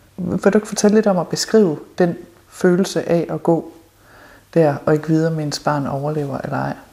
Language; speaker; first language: Danish; native; Danish